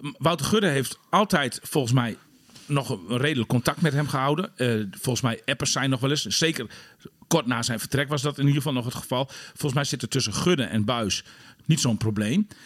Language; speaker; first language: Dutch; native; Dutch